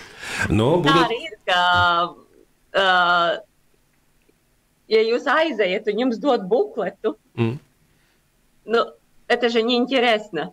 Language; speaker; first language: Russian; non-native, local second language; Latvian